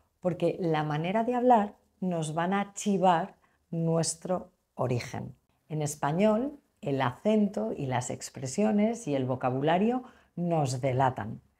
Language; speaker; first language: Spanish; native; Spanish